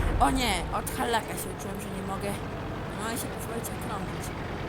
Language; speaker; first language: Polish; native; Polish